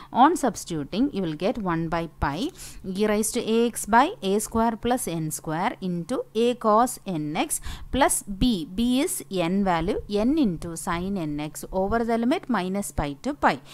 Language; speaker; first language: English; non-native, local second language; Malayalam